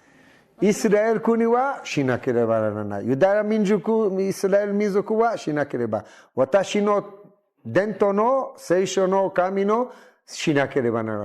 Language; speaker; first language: Japanese; non-native, learner; Hebrew